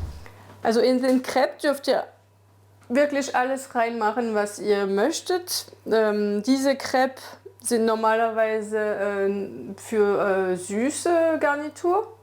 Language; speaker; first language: German; non-native, fluent; French